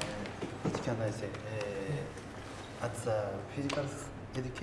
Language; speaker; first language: English; non-native, learner; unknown